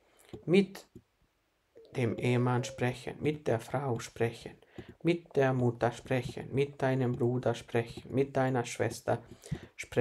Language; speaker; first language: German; non-native, fluent; Bosnian